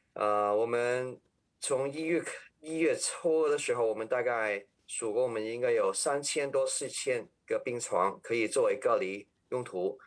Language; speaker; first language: Chinese; non-native, local second language; Cantonese